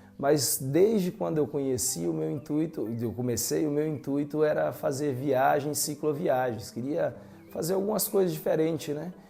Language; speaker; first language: Portuguese; native; Portuguese